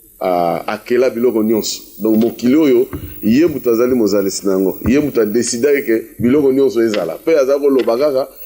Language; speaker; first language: Lingala; non-native, local second language; Kituba (Democratic Republic of Congo)